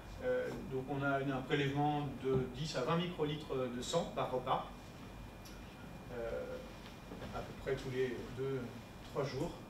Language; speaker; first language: French; native; French